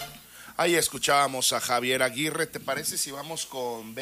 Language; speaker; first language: Spanish; native; Spanish